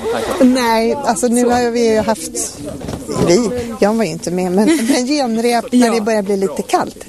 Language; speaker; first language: Swedish; native; Swedish